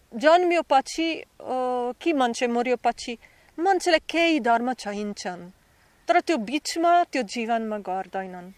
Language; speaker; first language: Nepali; non-native, learner; Slovak